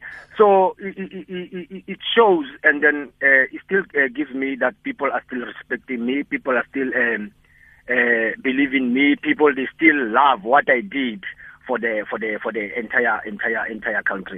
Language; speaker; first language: English; non-native, local second language; Tswana